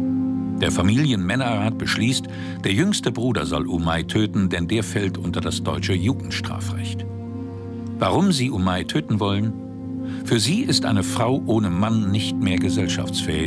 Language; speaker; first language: German; native; German